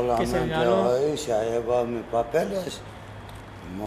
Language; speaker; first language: Spanish; non-native, learner; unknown